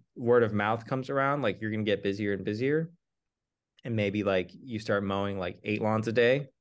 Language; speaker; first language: English; native; English